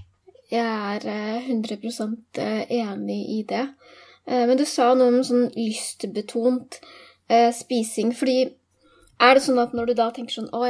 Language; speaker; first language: Norwegian; native; Norwegian